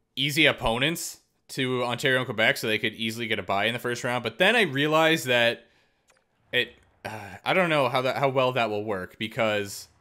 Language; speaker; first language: English; native; English